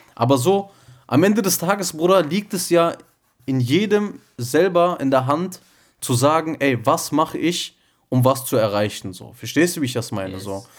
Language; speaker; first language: German; early bilingual, other home language; Turkish